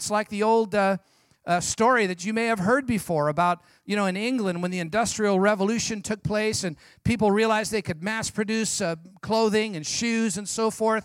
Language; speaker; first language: English; native; English